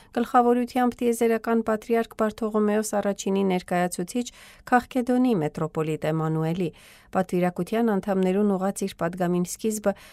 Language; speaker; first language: Armenian; native; Armenian